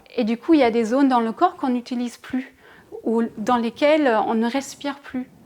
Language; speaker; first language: French; non-native, fluent; German